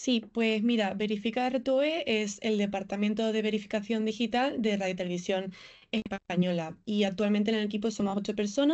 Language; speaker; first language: Spanish; native; Spanish